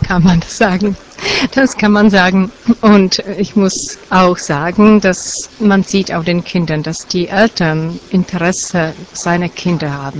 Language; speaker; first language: German; non-native, fluent; Czech